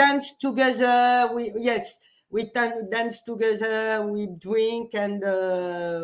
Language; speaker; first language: English; non-native, learner; French